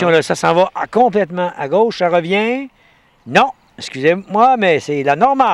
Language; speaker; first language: French; native; French